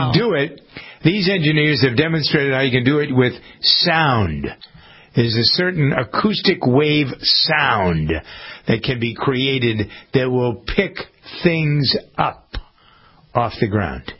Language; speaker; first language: English; native; English